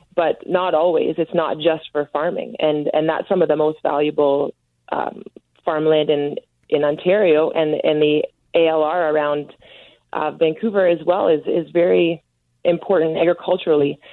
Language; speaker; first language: English; native; English